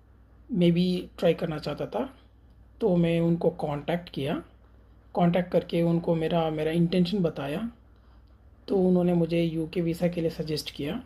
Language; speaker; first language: Hindi; non-native, local second language; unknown